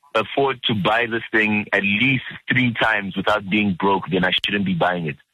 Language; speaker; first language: English; early bilingual, other home language; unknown